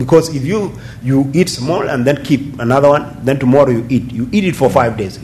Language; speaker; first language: English; non-native, fluent; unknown